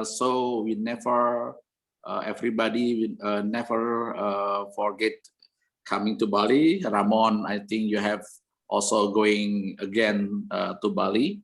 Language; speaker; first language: English; non-native, learner; Indonesian